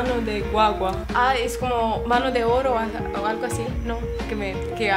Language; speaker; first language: Spanish; non-native, fluent; Romanian